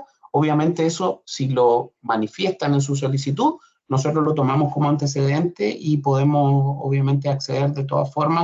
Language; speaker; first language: Spanish; native; Spanish